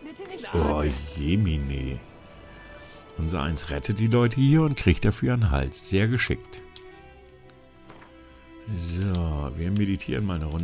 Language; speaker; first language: German; native; German